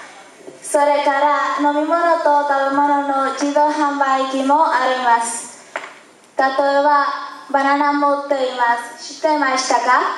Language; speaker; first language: Japanese; non-native, learner; Spanish